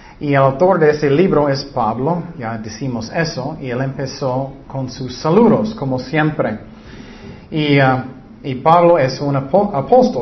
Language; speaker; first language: Spanish; non-native, learner; English